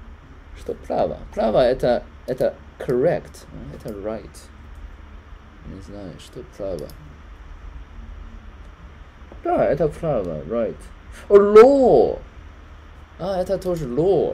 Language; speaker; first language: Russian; non-native, learner; Chinese